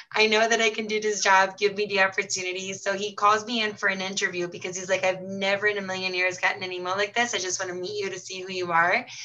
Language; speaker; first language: English; early bilingual, heritage; Portuguese